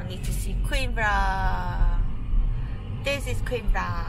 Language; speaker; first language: English; non-native, fluent; Chinese